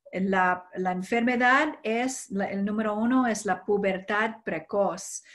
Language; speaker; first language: Spanish; non-native, fluent; English